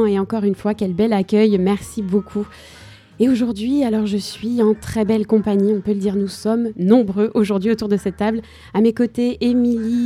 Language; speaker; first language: French; native; French